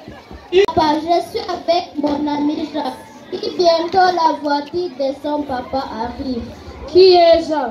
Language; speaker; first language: French; non-native, learner; Kinyarwanda